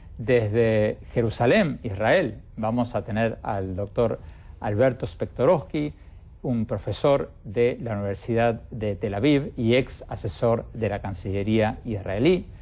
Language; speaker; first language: Spanish; native; Spanish